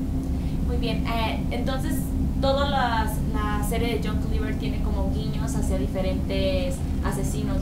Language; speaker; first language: Spanish; native; Spanish